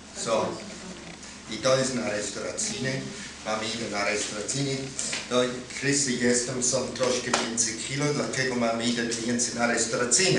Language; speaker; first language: Polish; non-native, learner; German